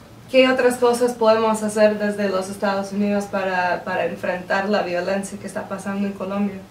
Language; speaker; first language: Spanish; non-native, fluent; English